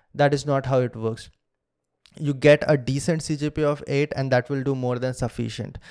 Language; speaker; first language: English; non-native, local second language; Hindi